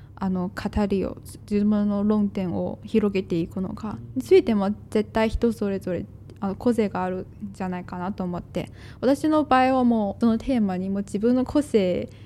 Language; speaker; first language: Japanese; non-native, fluent; Chinese